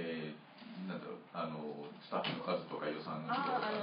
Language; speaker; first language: Japanese; native; Japanese